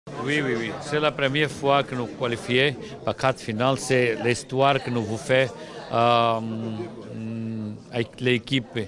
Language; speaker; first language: French; non-native, learner; Portuguese